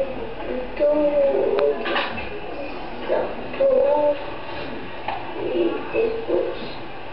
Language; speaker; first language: French; non-native, learner; Arabic